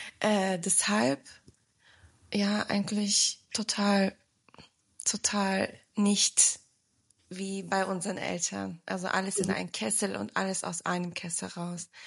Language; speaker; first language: German; early bilingual, other home language; Turkish